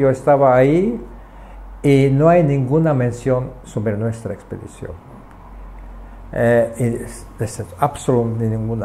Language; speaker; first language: Spanish; non-native, fluent; Czech